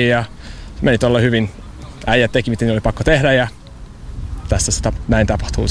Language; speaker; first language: Finnish; non-native, fluent; English